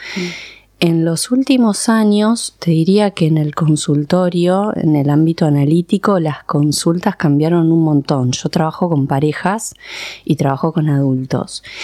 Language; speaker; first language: Spanish; early bilingual, other home language; Persian